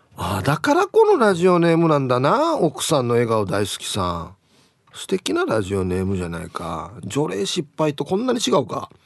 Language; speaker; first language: Japanese; native; Japanese